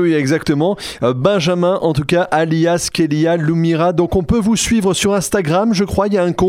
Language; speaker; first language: French; native; French